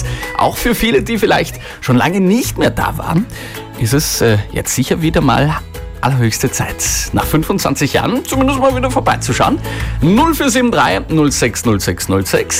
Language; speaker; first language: German; native; German